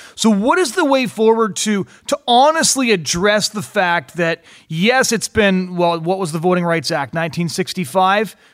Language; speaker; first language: English; native; English